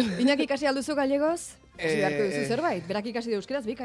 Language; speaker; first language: Basque; native; Basque